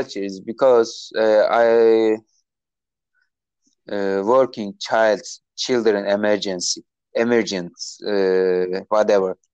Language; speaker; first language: English; non-native, learner; Turkish